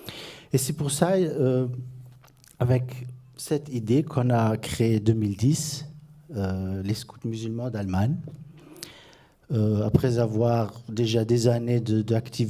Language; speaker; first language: French; non-native, fluent; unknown